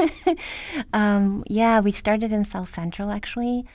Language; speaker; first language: English; early bilingual, other home language; Norwegian